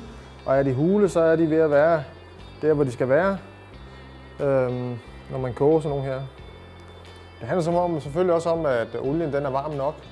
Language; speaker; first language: Danish; native; Danish